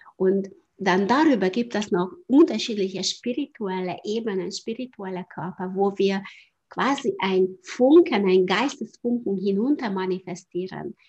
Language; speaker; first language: German; non-native, fluent; Hungarian